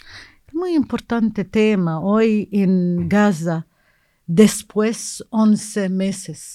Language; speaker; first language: Spanish; non-native, learner; Arabic